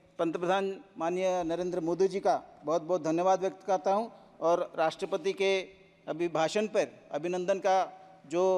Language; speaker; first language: Hindi; non-native, local second language; Marathi